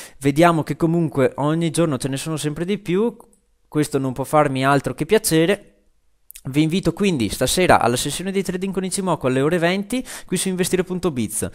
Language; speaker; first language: Italian; native; Italian